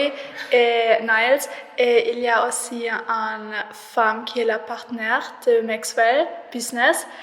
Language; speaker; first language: French; non-native, learner; German